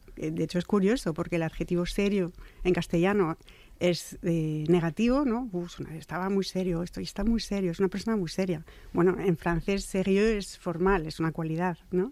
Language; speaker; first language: Spanish; non-native, fluent; French